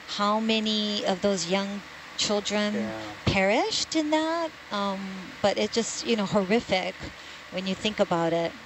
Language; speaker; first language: English; native; English